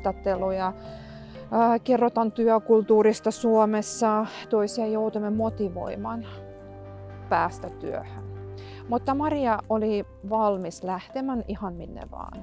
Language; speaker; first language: Finnish; non-native, fluent; Russian